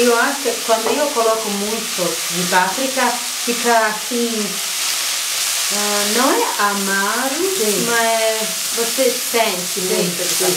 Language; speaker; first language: Portuguese; non-native, learner; Croatian